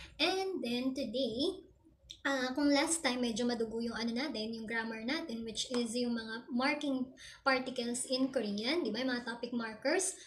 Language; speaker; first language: Filipino; native; Filipino